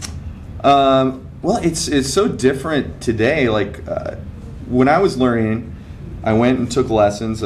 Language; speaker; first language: English; native; English